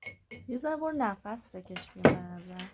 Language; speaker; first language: Persian; native; Persian